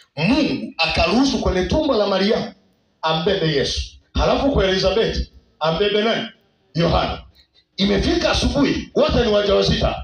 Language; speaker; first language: Swahili; native; Swahili